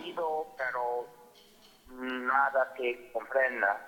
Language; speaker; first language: Spanish; non-native, fluent; English